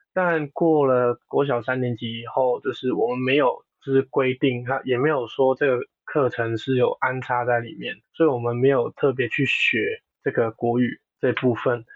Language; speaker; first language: Chinese; non-native, local second language; Cantonese